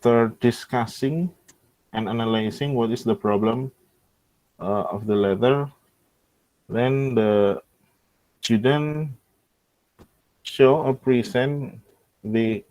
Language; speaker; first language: English; non-native, local second language; Indonesian